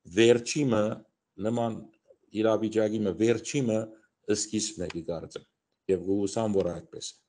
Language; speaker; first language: Armenian; early bilingual, heritage; Armenian